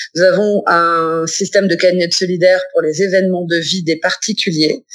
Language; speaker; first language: French; native; French